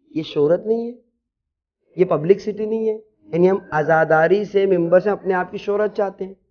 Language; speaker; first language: Urdu; native; Urdu